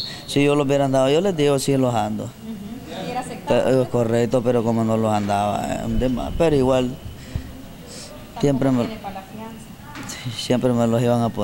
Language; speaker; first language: Spanish; native; Spanish